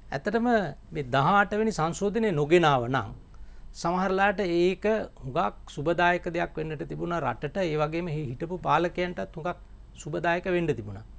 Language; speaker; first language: Sinhala; native; Sinhala